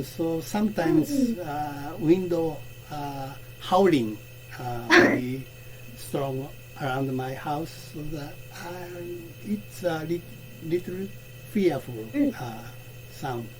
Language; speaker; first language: English; non-native, learner; Japanese